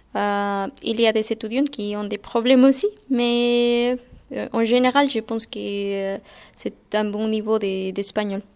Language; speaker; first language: French; non-native, learner; Spanish